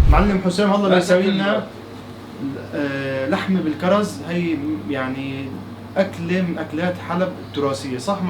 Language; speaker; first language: Arabic; native; Arabic